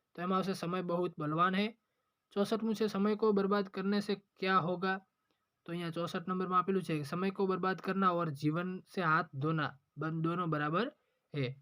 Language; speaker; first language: Hindi; non-native, local second language; Gujarati